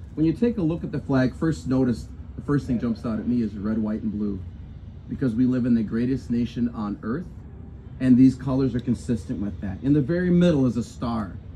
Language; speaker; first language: English; native; English